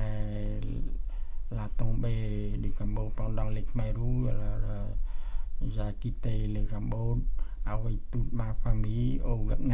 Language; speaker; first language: French; non-native, local second language; Khmer